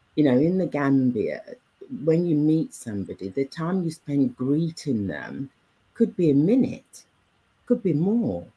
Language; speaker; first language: English; native; English